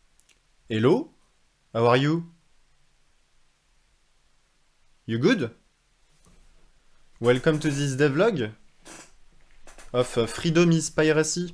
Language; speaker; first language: English; non-native, fluent; French